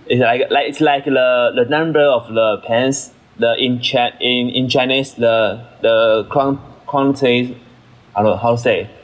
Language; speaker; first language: English; non-native, learner; Chinese